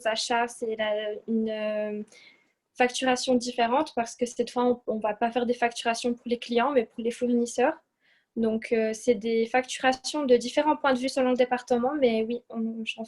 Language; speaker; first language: French; early bilingual, other home language; Portuguese